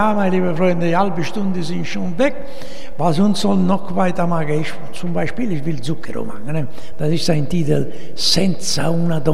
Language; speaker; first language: German; non-native, fluent; Italian